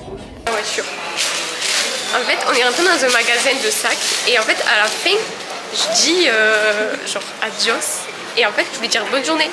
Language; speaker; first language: French; native; French